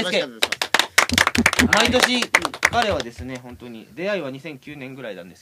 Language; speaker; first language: Japanese; native; Japanese